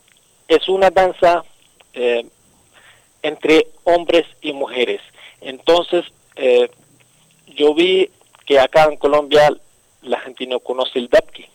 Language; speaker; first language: Spanish; non-native, fluent; Arabic